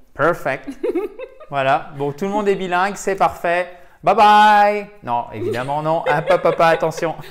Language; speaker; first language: French; native; French